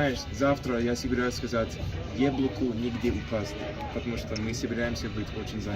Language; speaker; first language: Russian; non-native, learner; English